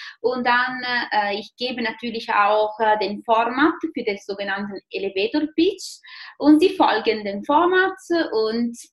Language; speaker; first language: German; non-native, fluent; Italian